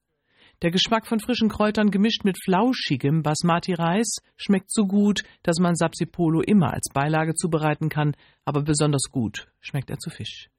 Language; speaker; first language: German; native; German